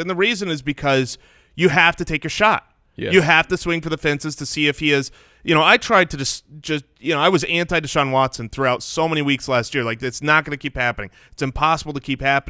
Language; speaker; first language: English; native; English